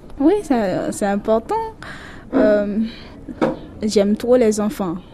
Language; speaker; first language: French; non-native, local second language; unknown